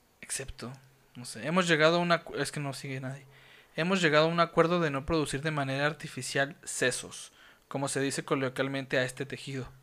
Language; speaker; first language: Spanish; native; Spanish